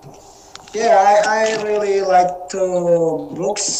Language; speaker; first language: English; non-native, learner; Indonesian